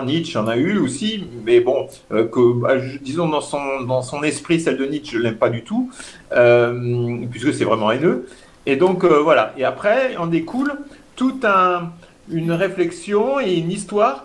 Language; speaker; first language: French; native; French